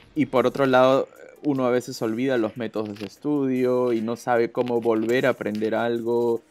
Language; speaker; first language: Spanish; native; Spanish